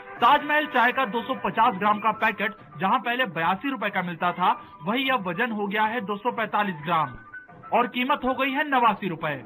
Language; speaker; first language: Hindi; native; Hindi